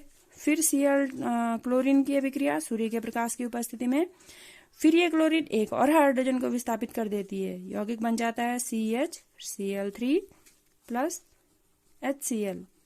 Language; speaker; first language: Hindi; native; Hindi